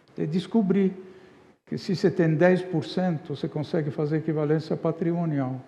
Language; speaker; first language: Portuguese; non-native, fluent; Arabic